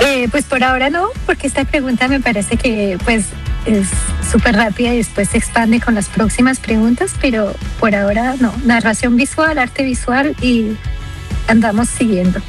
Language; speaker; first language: Spanish; early bilingual, heritage; Spanish